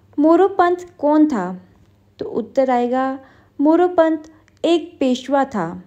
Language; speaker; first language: Hindi; non-native, local second language; Punjabi